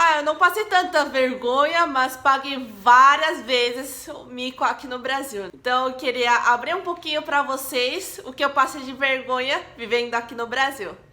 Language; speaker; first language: Portuguese; non-native, fluent; Korean